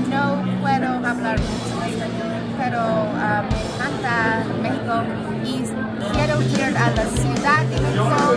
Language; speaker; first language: Spanish; non-native, learner; English